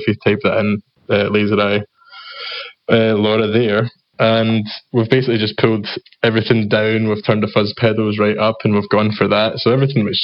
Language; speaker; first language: English; native; English